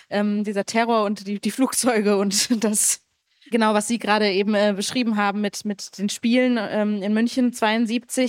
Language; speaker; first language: German; native; German